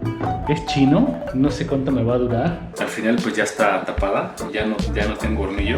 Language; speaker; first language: Spanish; native; Spanish